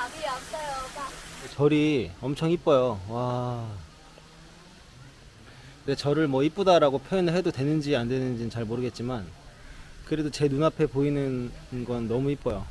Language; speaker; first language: Korean; native; Korean